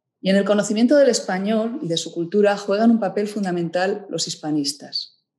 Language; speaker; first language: Spanish; native; Spanish